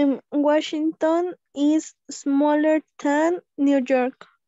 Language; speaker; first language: English; non-native, learner; Spanish